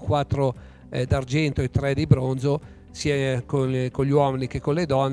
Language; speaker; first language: Italian; native; Italian